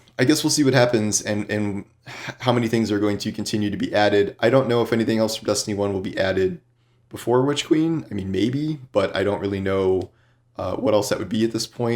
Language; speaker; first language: English; native; English